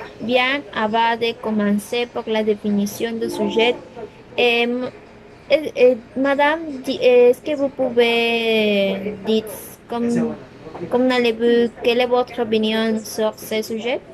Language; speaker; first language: French; non-native, learner; Spanish